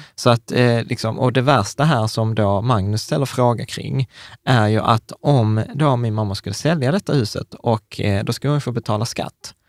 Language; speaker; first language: Swedish; native; Swedish